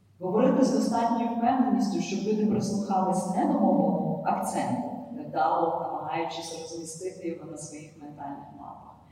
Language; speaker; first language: Ukrainian; native; Ukrainian